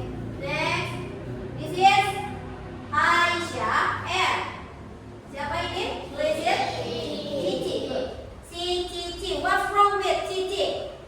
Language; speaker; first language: English; non-native, learner; Indonesian